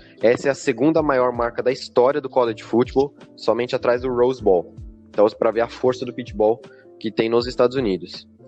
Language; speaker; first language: Portuguese; native; Portuguese